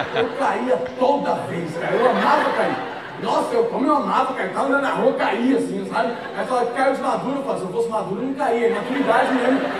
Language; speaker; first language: Portuguese; native; Portuguese